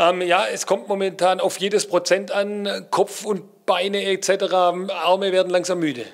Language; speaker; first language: German; native; German